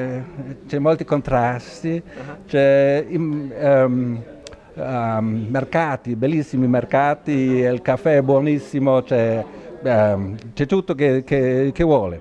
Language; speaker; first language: Italian; non-native, learner; German